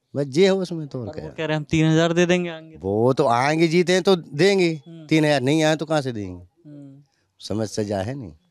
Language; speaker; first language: Hindi; native; Hindi